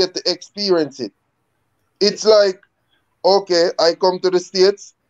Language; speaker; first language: English; native; English